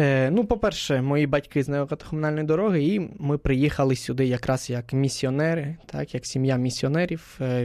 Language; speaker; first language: Ukrainian; non-native, fluent; Spanish